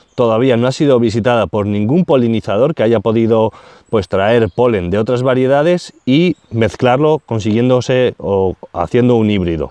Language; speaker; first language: Spanish; native; Spanish